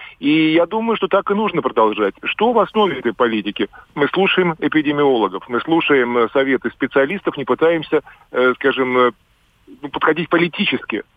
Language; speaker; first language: Russian; native; Russian